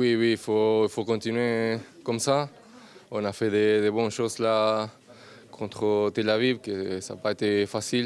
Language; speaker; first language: French; non-native, fluent; Spanish